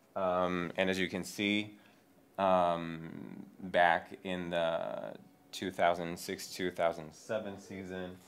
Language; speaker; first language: English; non-native, fluent; French